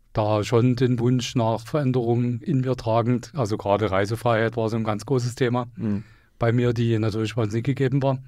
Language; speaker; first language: German; native; German